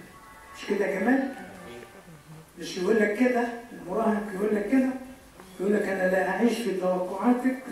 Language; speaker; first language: Arabic; native; Arabic